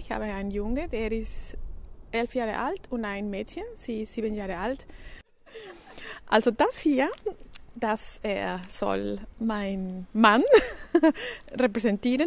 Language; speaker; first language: German; non-native, fluent; Spanish